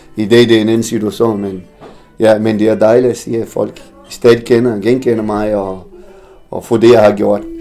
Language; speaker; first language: Danish; non-native, fluent; Portuguese